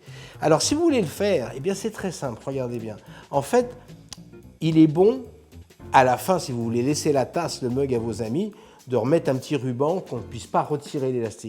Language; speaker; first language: French; native; French